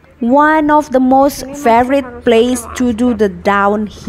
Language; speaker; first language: English; non-native, fluent; Indonesian